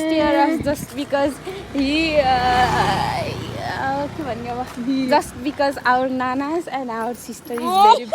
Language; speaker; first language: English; non-native, learner; Nepali